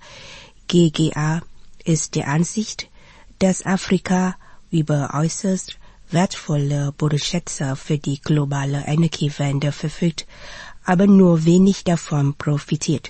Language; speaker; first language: German; non-native, fluent; Vietnamese